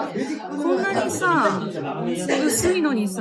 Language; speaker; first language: Japanese; native; Japanese